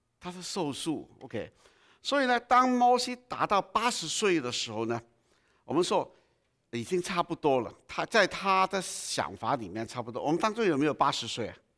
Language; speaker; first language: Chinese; non-native, local second language; Cantonese